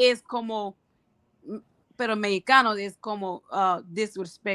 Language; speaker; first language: Spanish; non-native, learner; English